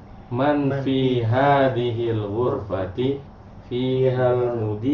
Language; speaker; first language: Arabic; non-native, learner; Indonesian